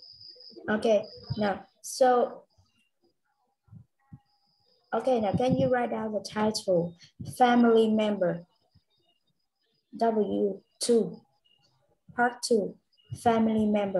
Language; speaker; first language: English; non-native, learner; Vietnamese